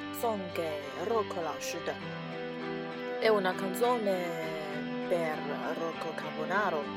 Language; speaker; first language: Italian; non-native, learner; Chinese